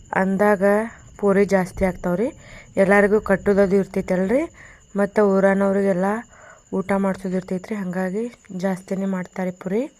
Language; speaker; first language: Kannada; non-native, local second language; Lambadi